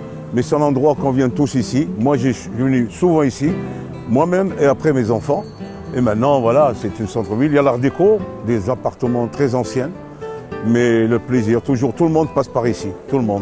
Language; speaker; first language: French; non-native, local second language; Arabic